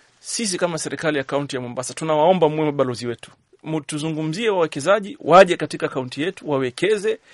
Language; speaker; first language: Swahili; native; Swahili